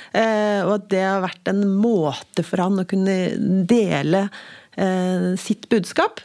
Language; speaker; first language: Norwegian; native; Norwegian